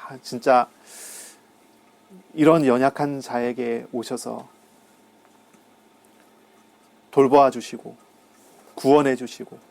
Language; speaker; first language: Korean; native; Korean